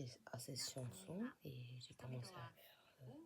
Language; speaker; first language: French; non-native, fluent; Japanese